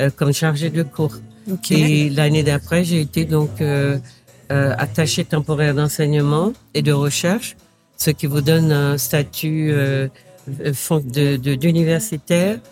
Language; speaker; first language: French; native; French